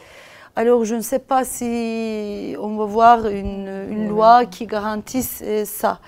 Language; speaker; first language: French; non-native, fluent; Turkish